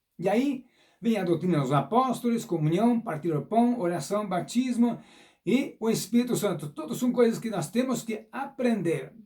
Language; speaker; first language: Portuguese; non-native, fluent; German